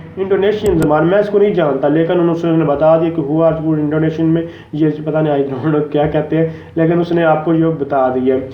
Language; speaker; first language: Urdu; non-native, local second language; Punjabi